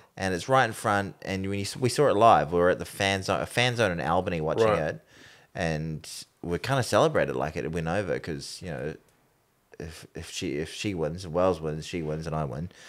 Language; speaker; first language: English; native; English